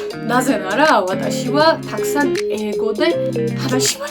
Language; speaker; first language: Japanese; non-native, learner; Georgian